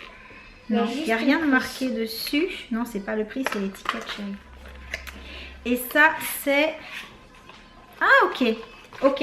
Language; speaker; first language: French; native; French